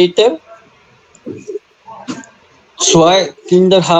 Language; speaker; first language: German; non-native, learner; Hindi